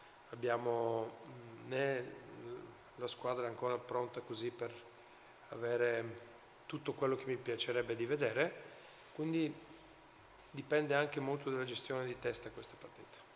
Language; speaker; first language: Italian; non-native, fluent; Bulgarian